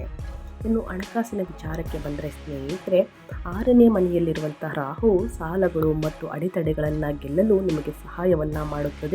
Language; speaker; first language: Kannada; native; Kannada